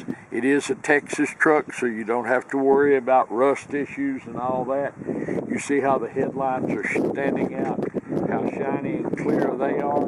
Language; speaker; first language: English; native; English